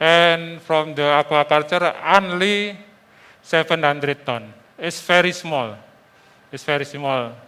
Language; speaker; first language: English; non-native, fluent; Indonesian